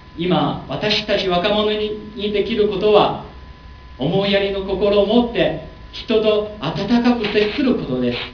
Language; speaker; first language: Japanese; non-native, learner; Chinese